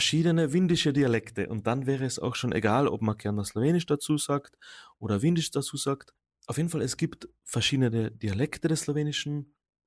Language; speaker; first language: German; non-native, local second language; Slovenian